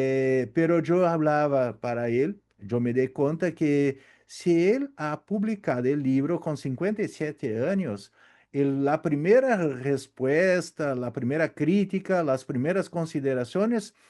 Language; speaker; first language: Spanish; non-native, learner; Portuguese